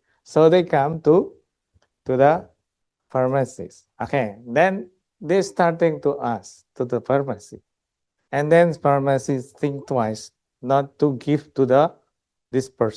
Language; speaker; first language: English; non-native, local second language; Indonesian